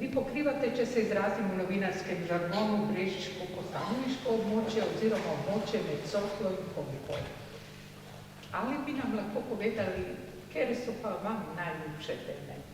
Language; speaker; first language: Slovenian; native; Slovenian